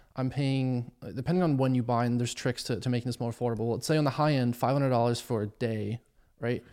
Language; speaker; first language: English; early bilingual, other home language; German